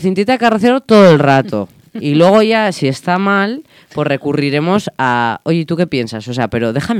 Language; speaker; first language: Spanish; native; Spanish